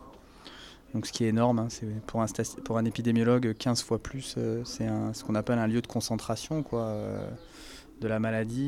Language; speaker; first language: French; native; French